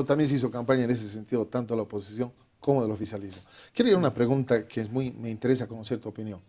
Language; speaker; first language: Spanish; native; Spanish